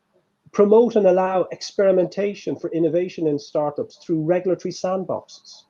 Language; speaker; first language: English; native; English